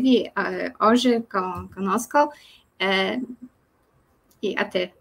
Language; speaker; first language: Portuguese; non-native, learner; Polish